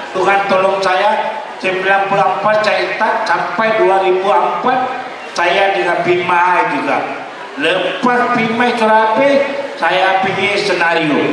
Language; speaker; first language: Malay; non-native, local second language; Tamil